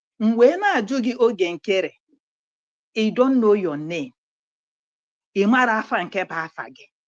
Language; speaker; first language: Igbo; native; Igbo